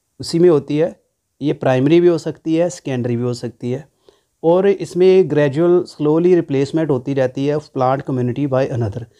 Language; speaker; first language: Hindi; non-native, local second language; Punjabi